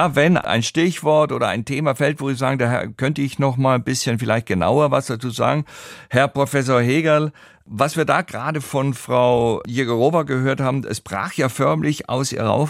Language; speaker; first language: German; native; German